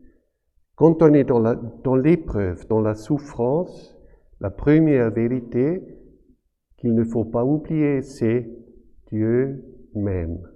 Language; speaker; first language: French; non-native, fluent; German